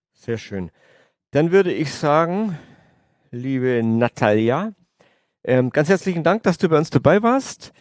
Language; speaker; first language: German; native; German